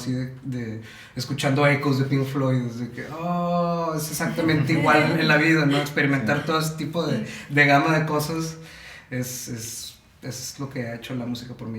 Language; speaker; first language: Spanish; native; Spanish